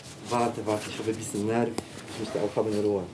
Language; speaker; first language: German; non-native, learner; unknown